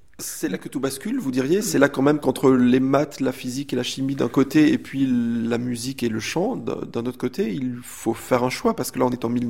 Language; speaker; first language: French; native; French